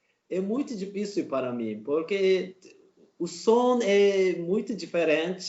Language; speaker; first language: Portuguese; non-native, learner; Turkish